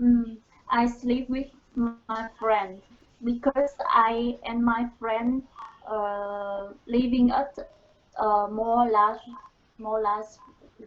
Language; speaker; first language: English; non-native, learner; Vietnamese